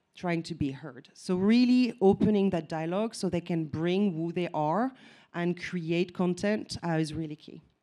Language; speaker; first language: English; non-native, fluent; French